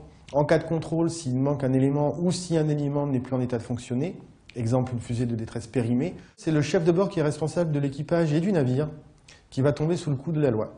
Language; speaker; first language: French; native; French